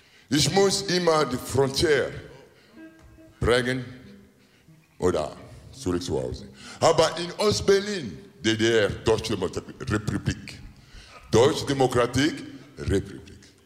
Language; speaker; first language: German; non-native, learner; Lingala